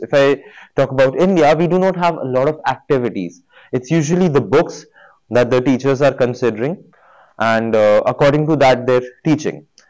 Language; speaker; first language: English; non-native, local second language; Hindi